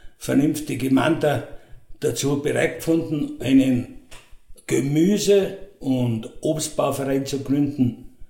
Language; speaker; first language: German; native; German